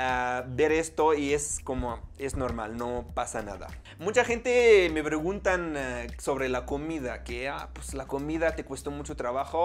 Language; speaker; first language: Spanish; non-native, fluent; Arabic